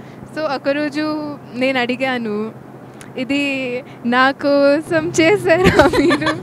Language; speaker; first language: Telugu; non-native, local second language; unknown